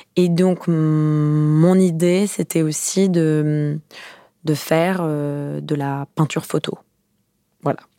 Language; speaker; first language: French; native; French